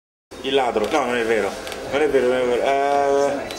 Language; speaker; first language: Italian; non-native, fluent; French